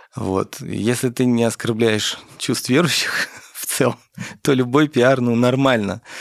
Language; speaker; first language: Russian; native; Russian